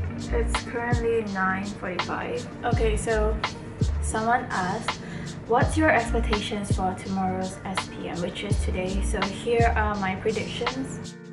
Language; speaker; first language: English; non-native, local second language; Chinese